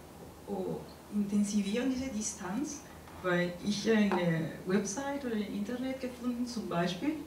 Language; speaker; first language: German; non-native, learner; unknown